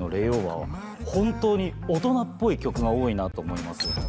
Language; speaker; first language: Japanese; native; Japanese